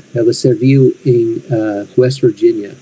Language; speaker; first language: Portuguese; non-native, fluent; English